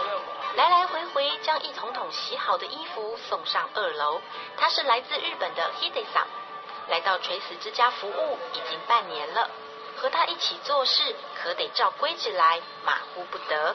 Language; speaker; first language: Chinese; native; Chinese